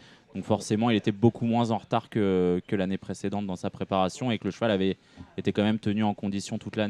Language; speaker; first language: French; native; French